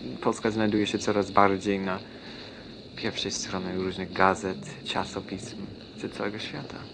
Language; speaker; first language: Polish; non-native, fluent; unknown